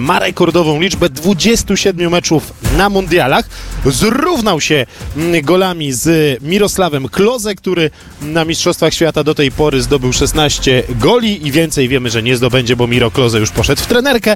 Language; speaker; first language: Polish; native; Polish